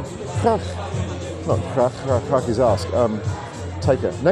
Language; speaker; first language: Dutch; non-native, learner; English